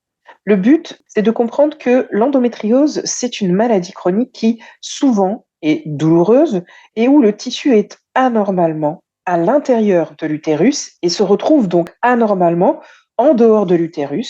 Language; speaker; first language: French; native; French